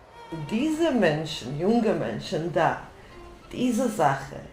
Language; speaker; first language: German; non-native, fluent; Georgian